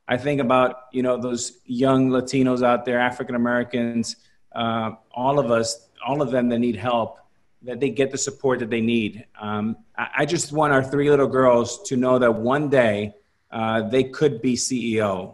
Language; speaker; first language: English; early bilingual, other home language; Spanish